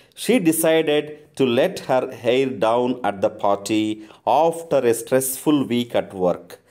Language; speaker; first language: English; non-native, local second language; Telugu